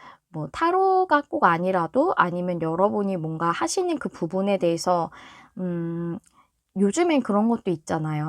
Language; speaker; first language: Korean; native; Korean